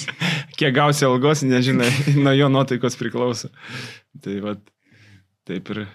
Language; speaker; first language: Lithuanian; native; Lithuanian